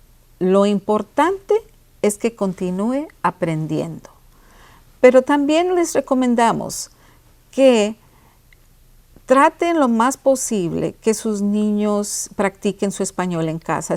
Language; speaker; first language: Spanish; early bilingual, heritage; Spanish